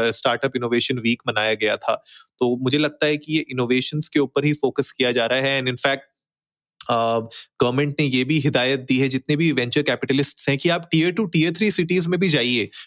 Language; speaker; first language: Hindi; native; Hindi